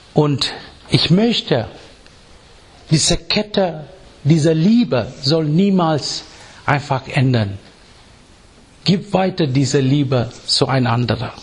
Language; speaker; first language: German; non-native, fluent; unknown